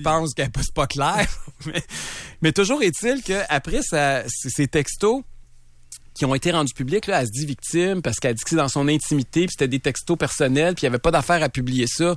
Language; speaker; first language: French; native; French